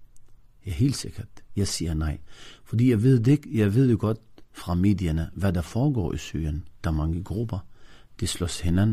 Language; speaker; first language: Danish; non-native, fluent; Arabic